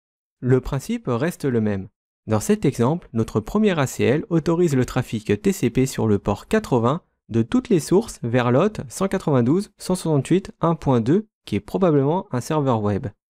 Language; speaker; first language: French; native; French